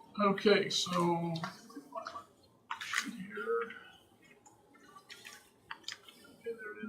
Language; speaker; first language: English; native; English